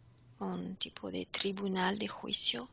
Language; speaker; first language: Spanish; non-native, fluent; French